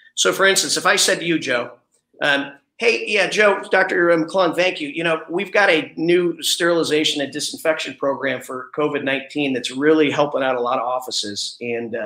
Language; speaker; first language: English; native; English